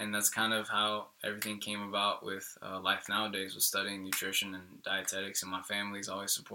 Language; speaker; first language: English; early bilingual, other home language; Spanish